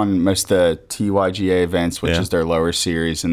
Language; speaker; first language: English; native; English